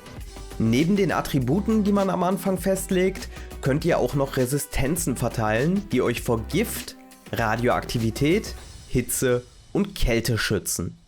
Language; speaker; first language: German; native; German